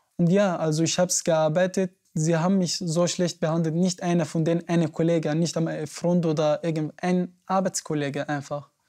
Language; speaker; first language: German; non-native, learner; Arabic